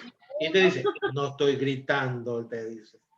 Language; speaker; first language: Spanish; native; Spanish